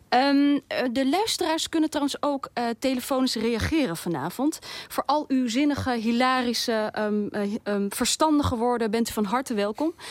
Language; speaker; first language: Dutch; early bilingual, other home language; Turkish